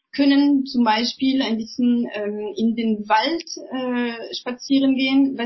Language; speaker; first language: German; non-native, fluent; French